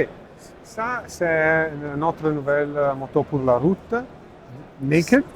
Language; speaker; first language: French; non-native, learner; Italian